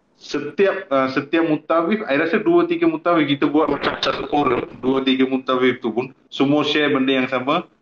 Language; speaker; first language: Malay; non-native, local second language; Tamil